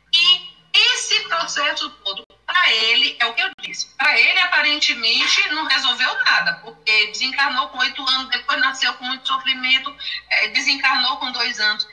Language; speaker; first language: Portuguese; native; Portuguese